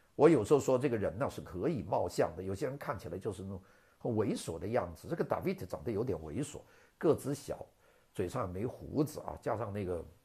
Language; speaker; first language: Chinese; non-native, local second language; Cantonese